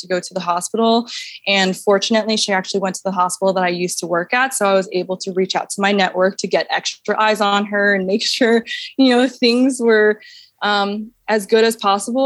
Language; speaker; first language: English; native; English